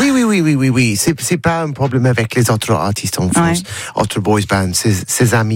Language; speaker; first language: French; non-native, learner; English